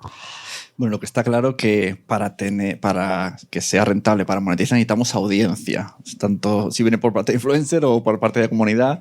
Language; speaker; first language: Spanish; native; Spanish